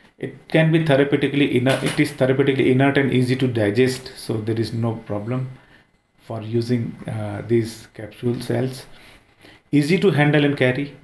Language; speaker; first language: English; non-native, local second language; Hindi